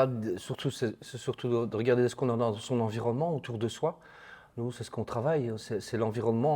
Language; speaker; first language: French; native; French